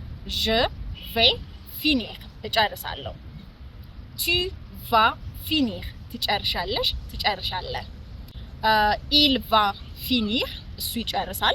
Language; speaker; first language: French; non-native, fluent; Amharic